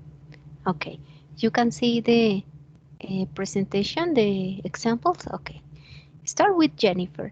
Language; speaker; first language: English; non-native, fluent; Spanish